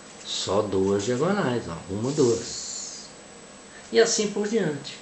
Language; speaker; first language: Portuguese; native; Portuguese